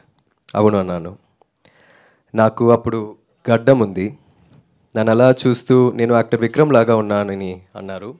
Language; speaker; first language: Telugu; non-native, learner; Tamil